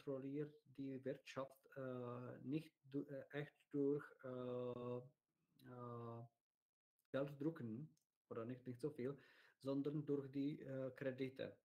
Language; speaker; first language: German; non-native, learner; Czech